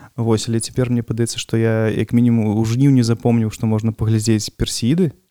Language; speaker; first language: Belarusian; non-native, local second language; Russian